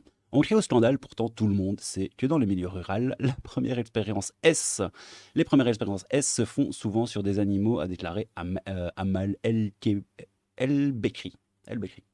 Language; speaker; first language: French; native; French